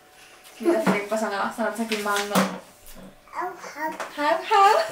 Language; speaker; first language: Finnish; native; Finnish